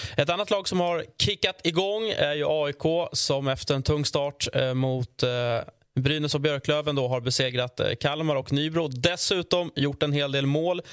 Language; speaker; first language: Swedish; native; Swedish